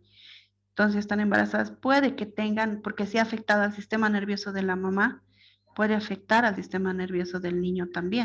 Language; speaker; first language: Spanish; native; Spanish